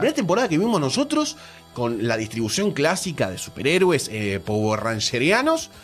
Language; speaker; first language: Spanish; native; Spanish